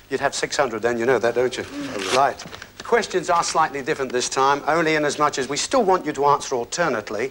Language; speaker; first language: English; native; English